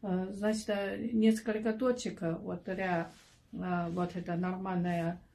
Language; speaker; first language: Russian; non-native, learner; Chinese